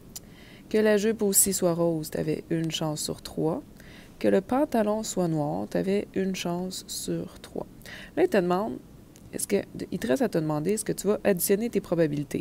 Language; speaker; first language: French; native; French